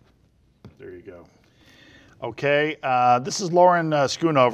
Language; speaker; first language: English; native; English